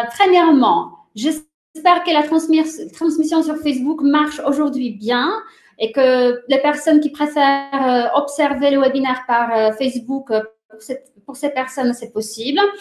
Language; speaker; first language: French; non-native, fluent; Polish